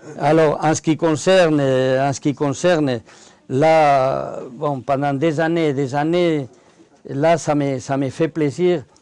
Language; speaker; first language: French; non-native, fluent; Spanish